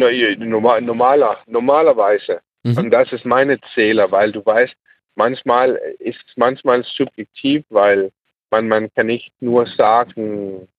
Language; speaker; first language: German; non-native, learner; Danish